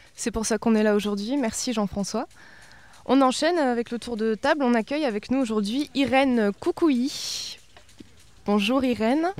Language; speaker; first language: French; native; French